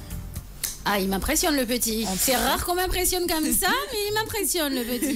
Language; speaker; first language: French; non-native, local second language; Wolof